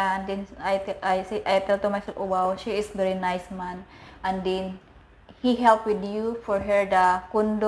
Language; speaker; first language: English; non-native, learner; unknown